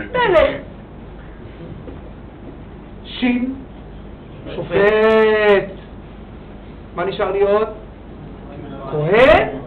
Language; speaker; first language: Hebrew; native; Hebrew